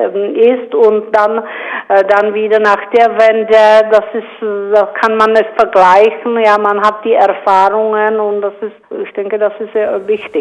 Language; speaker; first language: German; non-native, fluent; Czech